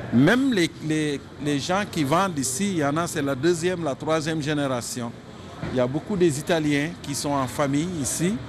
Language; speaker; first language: French; non-native, local second language; Wolof